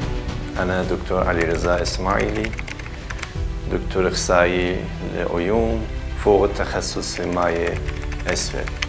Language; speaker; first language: Arabic; non-native, learner; Persian